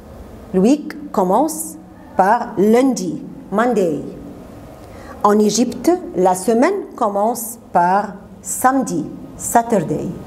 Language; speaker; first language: French; non-native, fluent; Arabic